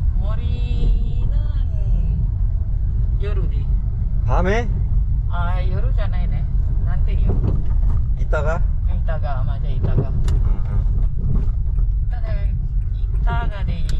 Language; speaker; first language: Korean; non-native, learner; Indonesian